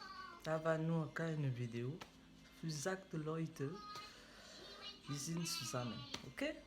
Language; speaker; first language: German; non-native, learner; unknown